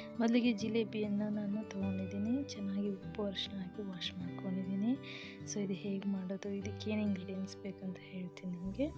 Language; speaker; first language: Kannada; native; Kannada